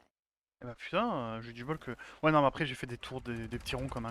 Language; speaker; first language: French; native; French